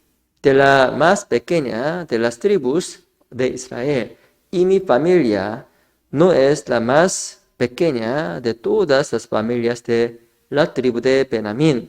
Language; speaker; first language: Spanish; non-native, fluent; Korean